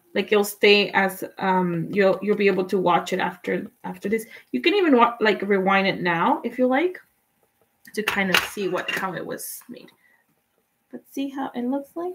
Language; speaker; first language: English; non-native, fluent; Spanish